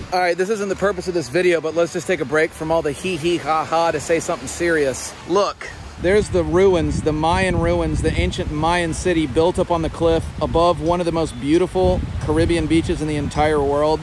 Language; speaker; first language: English; native; English